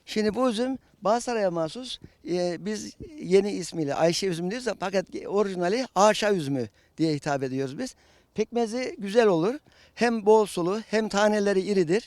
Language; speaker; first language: Turkish; native; Turkish